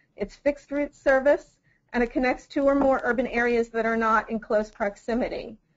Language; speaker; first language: English; native; English